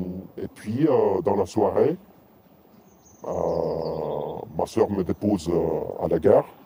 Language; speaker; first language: French; non-native, fluent; Russian